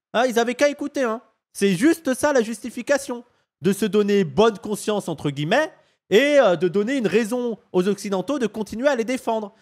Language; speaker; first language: French; native; French